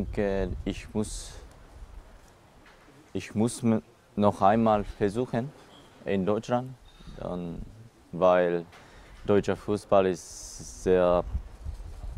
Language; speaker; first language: German; non-native, learner; Japanese